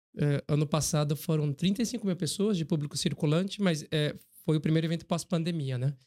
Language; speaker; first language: Portuguese; early bilingual, other home language; Korean